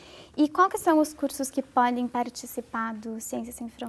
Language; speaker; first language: Portuguese; native; Portuguese